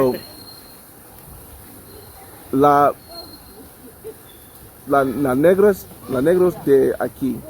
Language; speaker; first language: Spanish; non-native, learner; English